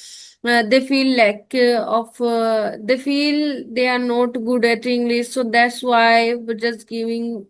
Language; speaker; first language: English; non-native, learner; Hindi